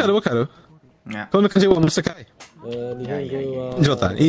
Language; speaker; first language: Japanese; non-native, learner; Spanish